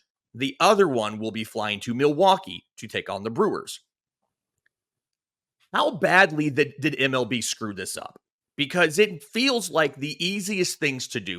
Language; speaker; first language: English; native; English